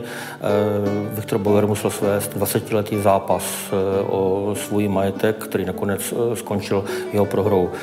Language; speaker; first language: Czech; native; Czech